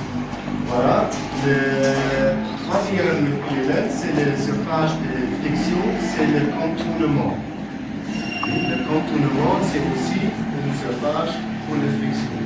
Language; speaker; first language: French; non-native, learner; German